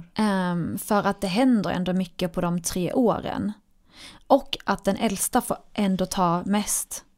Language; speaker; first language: Swedish; early bilingual, other home language; Arabic